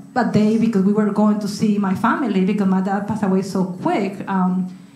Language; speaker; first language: English; non-native, learner; Spanish